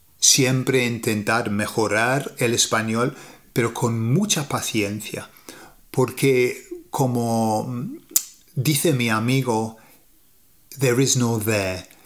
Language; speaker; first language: Spanish; native; Spanish